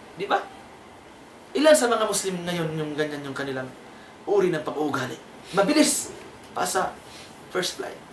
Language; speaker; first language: Filipino; non-native, local second language; Cebuano